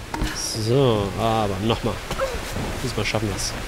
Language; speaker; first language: German; native; German